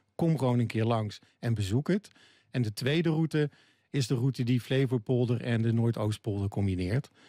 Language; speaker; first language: Dutch; native; Dutch